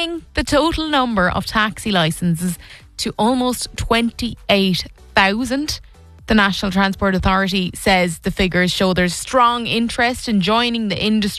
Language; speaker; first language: English; native; English